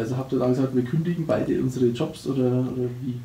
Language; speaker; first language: German; native; German